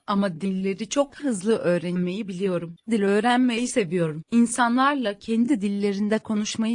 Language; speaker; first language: Turkish; non-native, learner; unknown